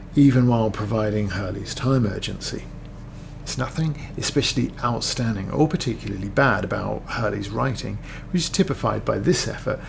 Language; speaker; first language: English; native; English